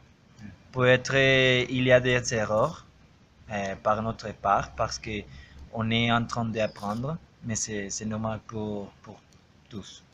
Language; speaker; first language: French; non-native, learner; Spanish